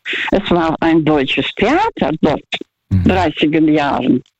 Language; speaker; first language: German; non-native, fluent; Russian